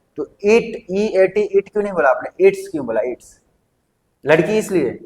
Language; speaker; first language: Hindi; native; Hindi